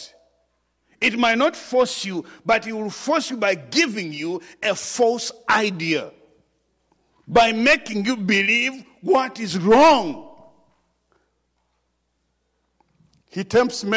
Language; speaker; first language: English; non-native, local second language; Ganda